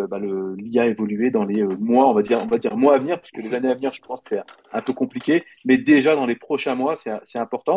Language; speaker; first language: French; native; French